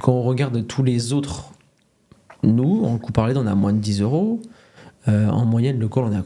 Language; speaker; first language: French; native; French